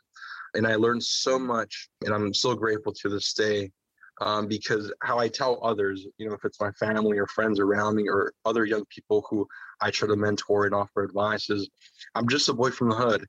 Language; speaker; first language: English; native; English